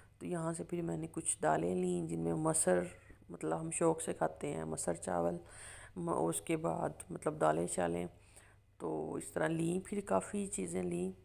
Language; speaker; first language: Urdu; non-native, local second language; Punjabi